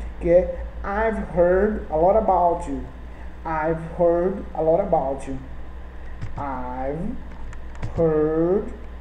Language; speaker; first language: English; non-native, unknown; Portuguese